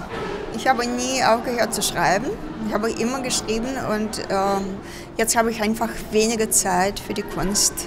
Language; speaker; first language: German; non-native, fluent; Russian